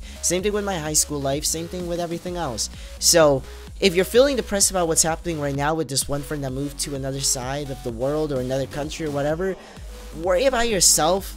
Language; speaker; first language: English; native; English